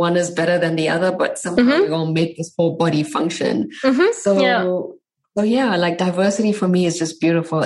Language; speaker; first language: English; native; English